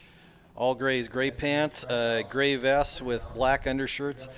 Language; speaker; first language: English; native; English